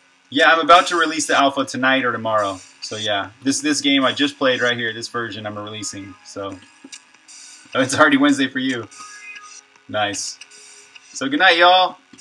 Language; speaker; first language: English; native; English